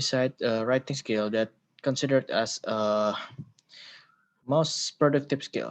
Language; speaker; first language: English; non-native, learner; Indonesian